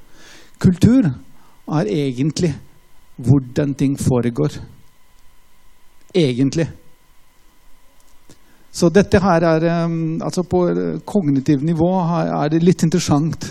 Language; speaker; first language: Norwegian; non-native, fluent; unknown